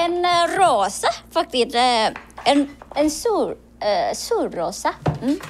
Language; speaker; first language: Swedish; non-native, learner; Thai